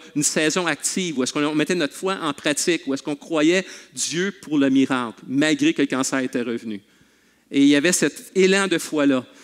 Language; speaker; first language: French; native; French